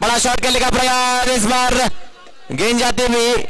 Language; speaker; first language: Hindi; non-native, local second language; Marathi